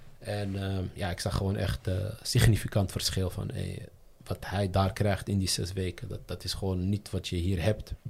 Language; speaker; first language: Dutch; early bilingual, other home language; Riffian